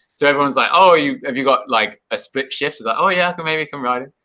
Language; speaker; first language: English; native; English